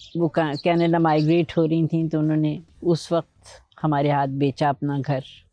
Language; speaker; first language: Urdu; native; Urdu